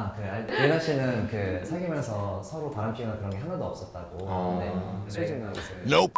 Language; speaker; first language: Korean; native; Korean